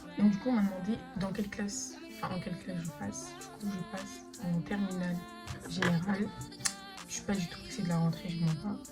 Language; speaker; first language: French; native; French